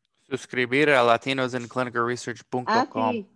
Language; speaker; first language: Spanish; non-native, learner; English